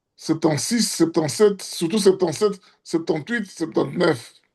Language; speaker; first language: Lingala; native; Lingala